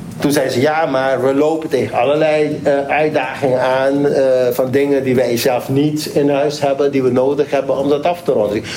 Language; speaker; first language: Dutch; non-native, local second language; Papiamento